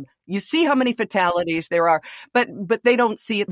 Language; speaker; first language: English; native; English